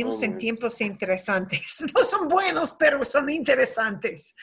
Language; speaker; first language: Spanish; non-native, fluent; English